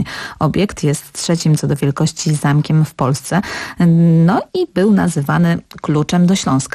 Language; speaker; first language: Polish; native; Polish